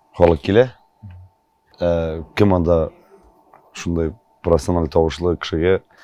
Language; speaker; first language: Tatar; native; Tatar